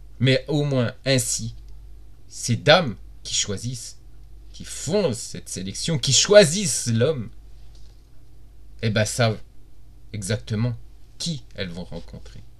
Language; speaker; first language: French; native; French